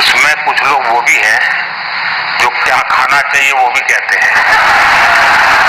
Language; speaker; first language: Hindi; non-native, local second language; Gujarati